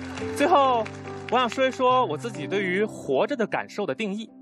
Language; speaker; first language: Chinese; native; Chinese